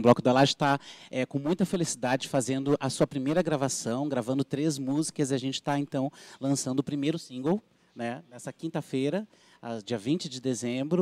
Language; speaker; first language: Portuguese; native; Portuguese